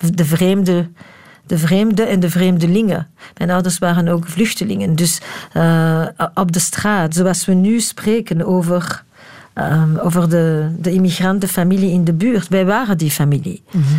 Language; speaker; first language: Dutch; native; Dutch